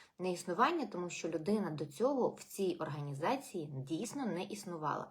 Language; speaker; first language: Ukrainian; non-native, local second language; Russian